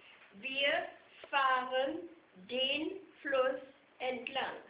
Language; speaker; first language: German; non-native, fluent; English